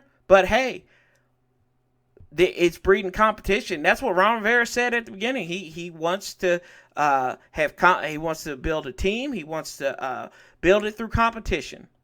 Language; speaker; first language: English; native; English